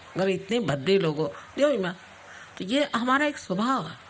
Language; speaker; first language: Hindi; non-native, local second language; Marathi